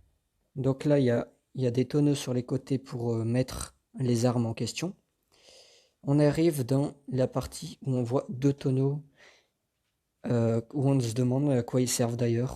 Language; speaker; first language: French; native; French